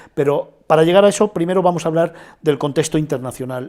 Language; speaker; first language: Spanish; native; Spanish